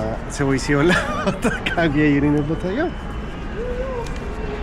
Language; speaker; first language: Finnish; non-native, learner; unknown